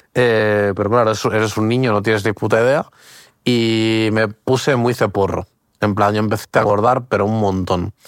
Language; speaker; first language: Spanish; early bilingual, other home language; Portuguese